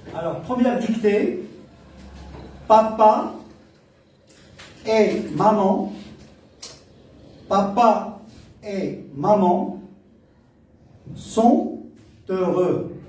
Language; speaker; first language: French; non-native, local second language; Arabic